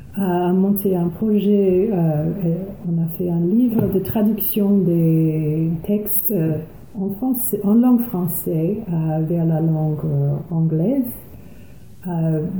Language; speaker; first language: French; non-native, fluent; English